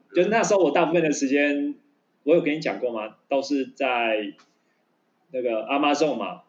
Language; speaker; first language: Chinese; native; Chinese